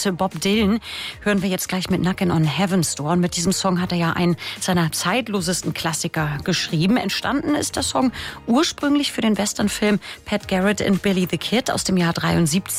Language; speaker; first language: German; native; German